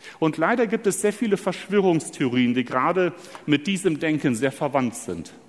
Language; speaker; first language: German; early bilingual, other home language; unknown